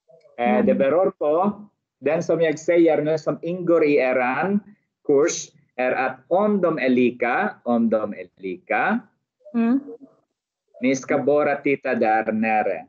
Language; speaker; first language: Swedish; non-native, learner; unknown